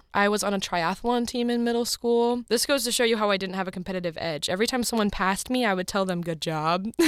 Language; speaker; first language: English; native; English